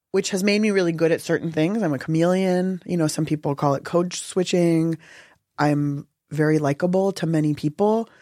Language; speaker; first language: English; native; English